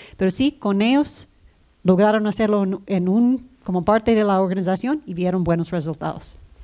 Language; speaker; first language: Spanish; early bilingual, heritage; Spanish